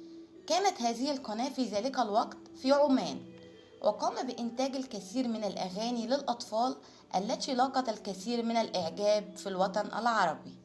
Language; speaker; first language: Arabic; native; Arabic